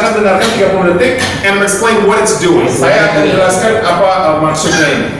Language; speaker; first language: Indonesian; non-native, fluent; English